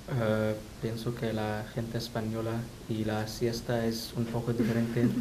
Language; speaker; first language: Spanish; non-native, learner; English